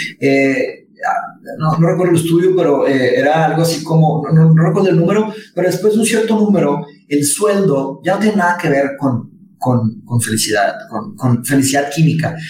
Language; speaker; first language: Spanish; early bilingual, other home language; Portuguese